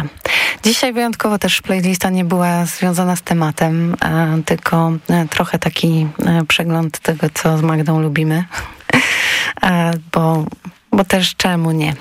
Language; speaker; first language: Polish; native; Polish